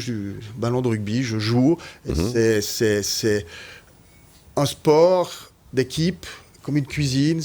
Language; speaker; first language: French; native; French